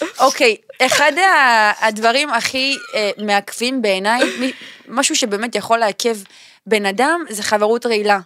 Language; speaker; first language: Hebrew; native; Hebrew